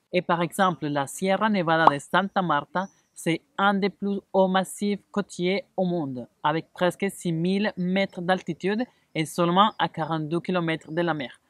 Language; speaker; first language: French; non-native, fluent; Spanish